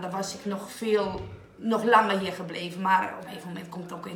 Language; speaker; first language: Dutch; non-native, fluent; Greek